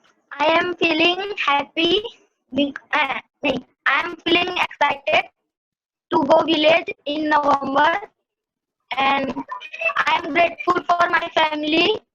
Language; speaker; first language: English; non-native, learner; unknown